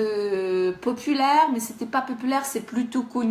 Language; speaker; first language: French; non-native, fluent; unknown